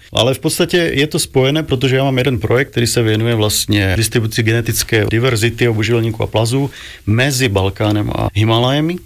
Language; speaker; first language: Czech; native; Czech